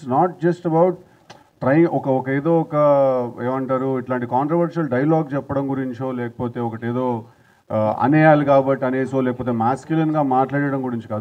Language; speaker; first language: Telugu; native; Telugu